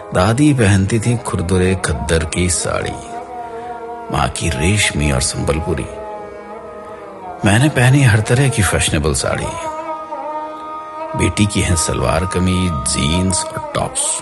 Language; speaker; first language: Hindi; native; Hindi